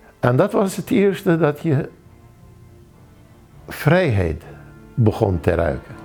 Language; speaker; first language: Dutch; non-native, fluent; Arabic